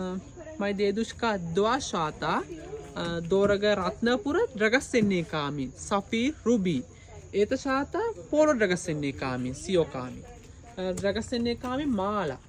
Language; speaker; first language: Russian; non-native, learner; Sinhala